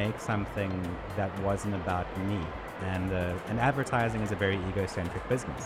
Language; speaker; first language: English; native; English